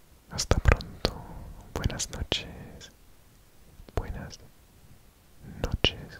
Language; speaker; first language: Spanish; non-native, fluent; Welsh